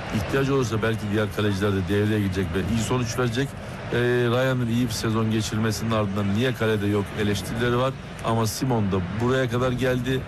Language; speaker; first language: Turkish; native; Turkish